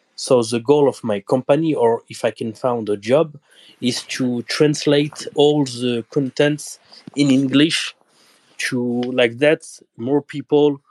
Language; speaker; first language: English; non-native, learner; French